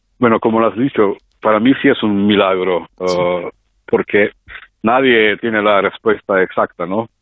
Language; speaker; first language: Spanish; non-native, fluent; Slovenian